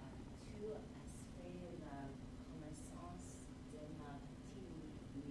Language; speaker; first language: French; non-native, learner; English